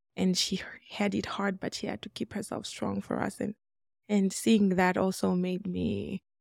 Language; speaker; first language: English; non-native, local second language; Swahili